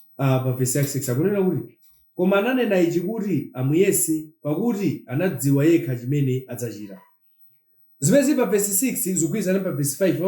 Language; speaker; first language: Nyanja; non-native, local second language; Tumbuka